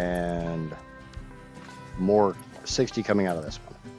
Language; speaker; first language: English; native; English